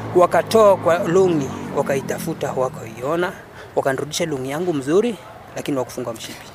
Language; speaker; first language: Swahili; non-native, local second language; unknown